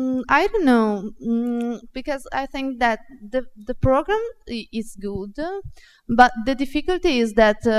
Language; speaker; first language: English; non-native, fluent; Italian